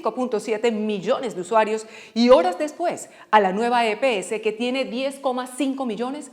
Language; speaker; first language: Spanish; native; Spanish